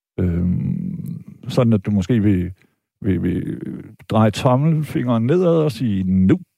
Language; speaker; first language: Danish; native; Danish